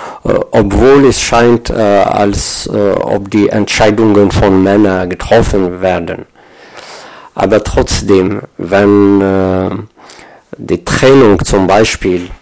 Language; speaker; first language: German; non-native, fluent; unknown